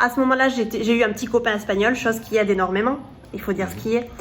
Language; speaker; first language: French; native; French